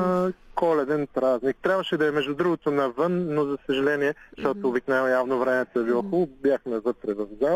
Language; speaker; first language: Bulgarian; native; Bulgarian